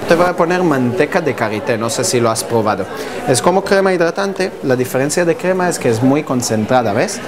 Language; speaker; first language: Spanish; non-native, fluent; Hebrew